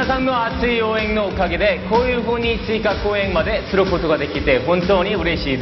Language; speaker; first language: Japanese; non-native, fluent; Korean